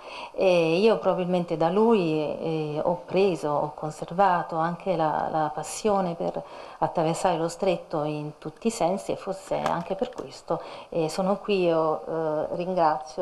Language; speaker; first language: Italian; native; Italian